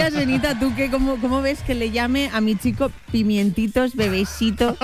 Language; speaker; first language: Spanish; native; Spanish